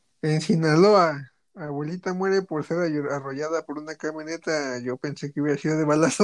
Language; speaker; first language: Spanish; native; Spanish